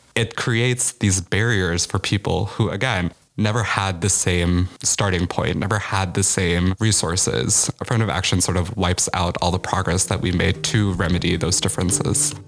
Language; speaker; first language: English; native; English